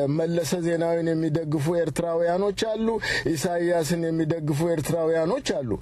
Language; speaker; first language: Amharic; native; Amharic